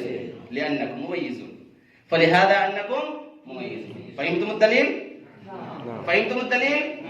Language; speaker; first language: Arabic; non-native, fluent; Urdu